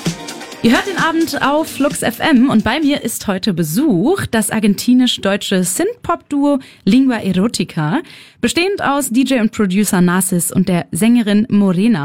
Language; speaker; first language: German; native; German